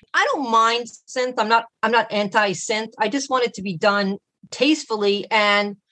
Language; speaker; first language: English; native; English